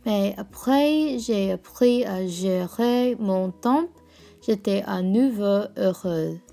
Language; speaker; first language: French; non-native, learner; English